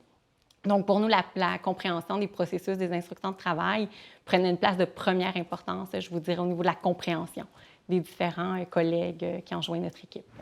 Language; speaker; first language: French; native; French